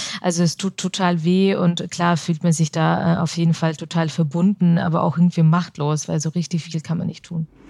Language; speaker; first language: German; early bilingual, other home language; Russian